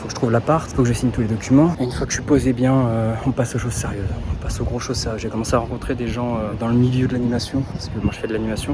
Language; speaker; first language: French; native; French